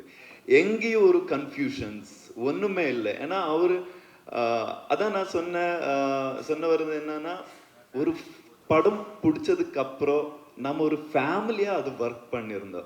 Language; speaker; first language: Tamil; non-native, learner; Kannada